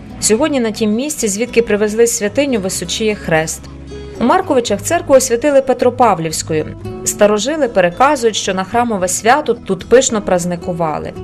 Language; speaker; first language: Ukrainian; native; Ukrainian